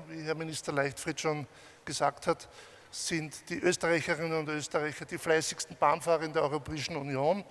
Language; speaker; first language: German; native; German